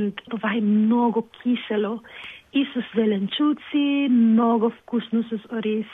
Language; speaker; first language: Bulgarian; non-native, learner; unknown